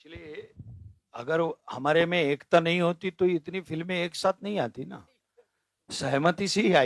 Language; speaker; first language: Hindi; native; Hindi